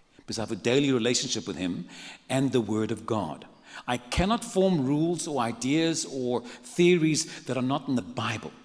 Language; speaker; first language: English; native; English